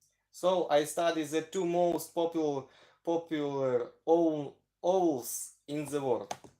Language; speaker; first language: English; non-native, learner; Ukrainian